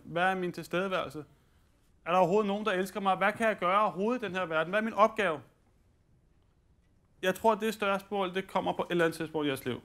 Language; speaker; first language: Danish; native; Danish